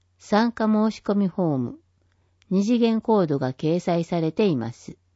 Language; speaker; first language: Japanese; native; Japanese